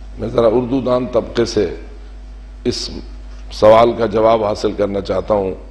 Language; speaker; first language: Urdu; non-native, local second language; Punjabi